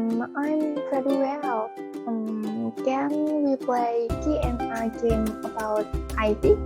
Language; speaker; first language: English; non-native, learner; Indonesian